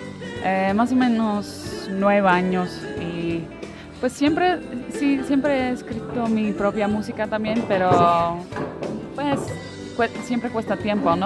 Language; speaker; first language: Spanish; non-native, fluent; Dutch